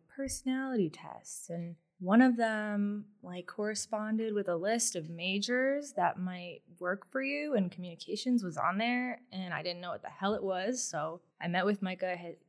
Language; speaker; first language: English; native; English